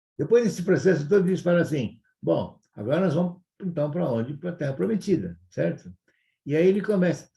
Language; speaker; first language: Portuguese; non-native, fluent; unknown